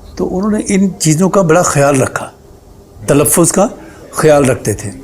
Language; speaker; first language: Urdu; native; Urdu